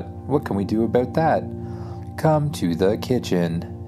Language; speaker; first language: English; native; English